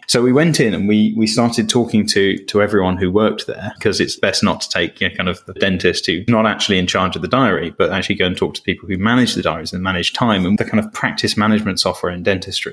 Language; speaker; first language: English; native; English